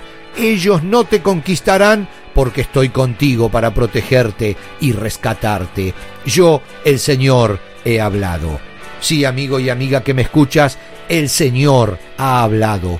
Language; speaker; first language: Spanish; native; Spanish